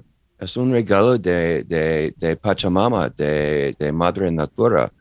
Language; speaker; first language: Spanish; non-native, learner; English